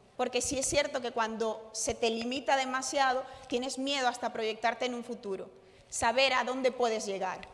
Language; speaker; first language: Spanish; native; Spanish